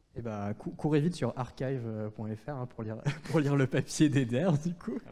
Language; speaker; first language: French; native; French